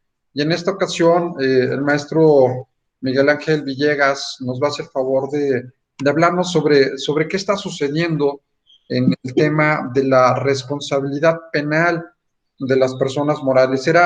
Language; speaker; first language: Spanish; native; Spanish